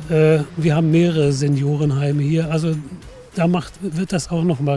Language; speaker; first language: German; native; German